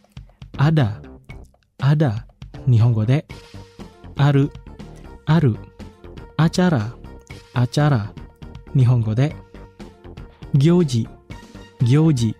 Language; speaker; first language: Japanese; non-native, fluent; Indonesian